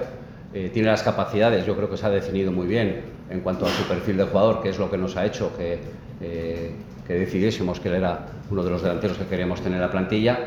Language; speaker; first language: Spanish; native; Spanish